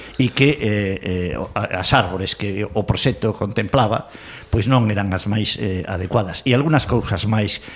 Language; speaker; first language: Galician; non-native, local second language; Spanish